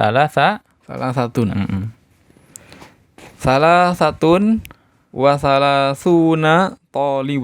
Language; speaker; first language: Arabic; non-native, learner; Indonesian